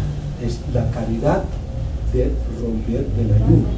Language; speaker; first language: Spanish; non-native, fluent; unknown